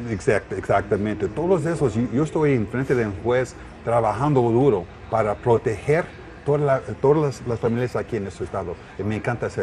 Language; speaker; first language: Spanish; non-native, learner; English